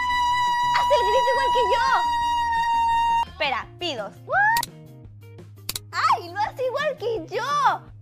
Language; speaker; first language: Spanish; native; Spanish